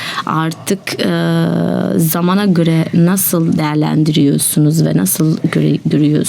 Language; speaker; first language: Turkish; non-native, learner; Albanian